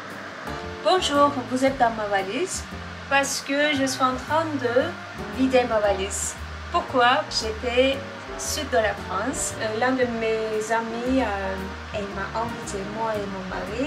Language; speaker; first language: French; non-native, fluent; Turkish